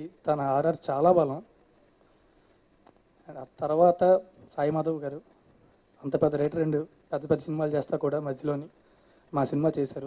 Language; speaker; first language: Telugu; native; Telugu